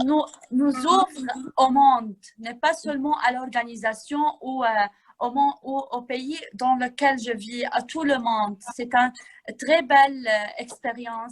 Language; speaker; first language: French; non-native, fluent; Arabic